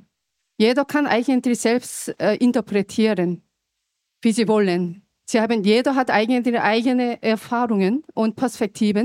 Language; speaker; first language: German; non-native, fluent; Korean